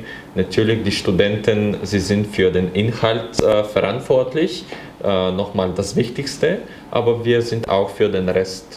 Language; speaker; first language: German; non-native, fluent; Bulgarian